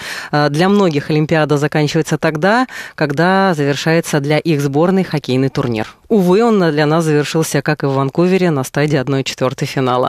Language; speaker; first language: Russian; native; Russian